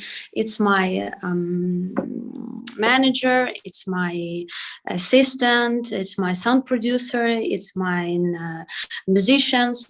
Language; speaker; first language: English; non-native, learner; Ukrainian